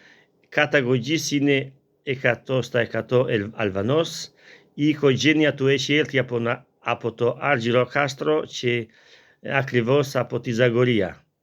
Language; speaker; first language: Greek; non-native, learner; Albanian